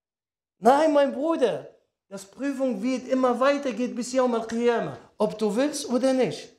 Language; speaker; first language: German; non-native, fluent; Arabic